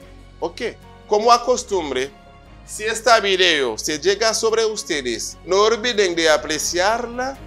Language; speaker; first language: Spanish; non-native, fluent; Haitian Creole